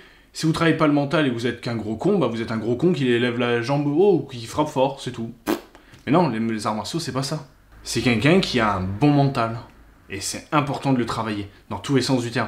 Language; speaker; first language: French; native; French